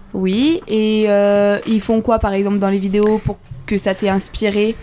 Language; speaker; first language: French; native; French